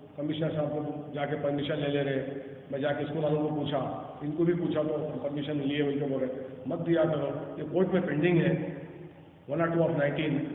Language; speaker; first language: Urdu; native; Urdu